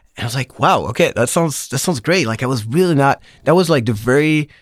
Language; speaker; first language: English; non-native, fluent; French